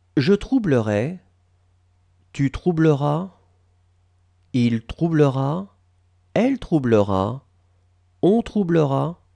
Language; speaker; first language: French; native; French